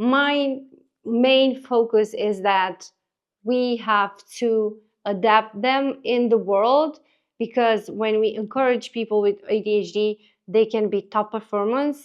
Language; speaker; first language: English; non-native, fluent; Romanian